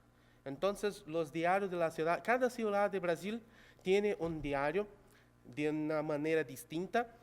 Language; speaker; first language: Spanish; non-native, local second language; Portuguese